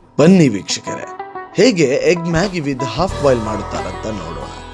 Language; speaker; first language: Kannada; non-native, local second language; Tulu